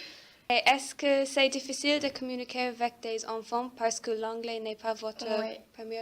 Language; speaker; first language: French; non-native, learner; English